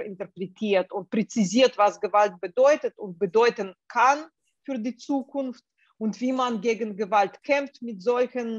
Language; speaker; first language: German; non-native, fluent; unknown